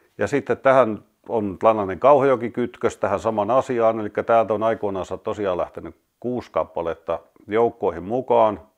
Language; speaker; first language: Finnish; native; Finnish